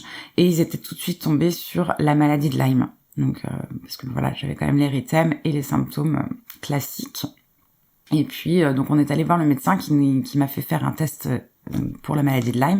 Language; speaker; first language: French; native; French